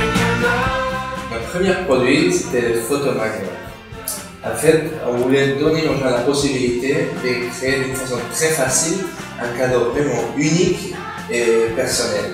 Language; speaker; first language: French; non-native, fluent; Spanish